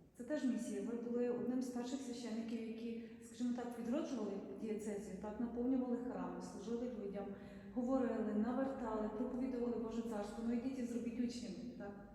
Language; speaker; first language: Ukrainian; native; Ukrainian